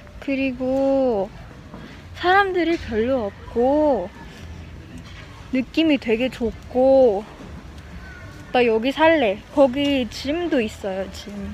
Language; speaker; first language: Korean; non-native, learner; Filipino